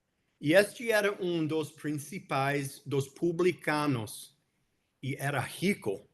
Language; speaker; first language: Portuguese; non-native, fluent; English